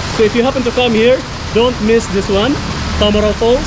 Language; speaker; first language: English; non-native, local second language; Cebuano